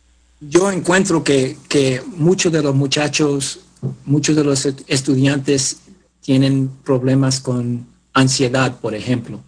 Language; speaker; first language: Spanish; early bilingual, heritage; Spanish